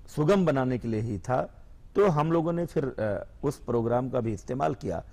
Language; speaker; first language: Hindi; native; Hindi